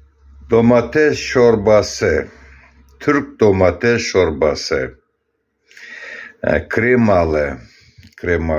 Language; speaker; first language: Turkish; non-native, learner; Russian